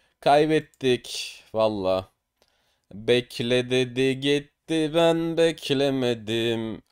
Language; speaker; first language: Turkish; native; Turkish